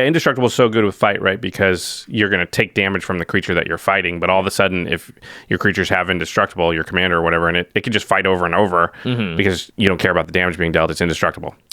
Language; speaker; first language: English; native; English